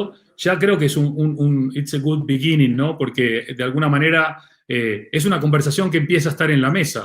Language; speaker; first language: Spanish; native; Spanish